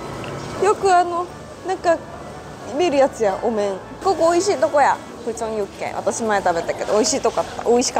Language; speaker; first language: Japanese; native; Japanese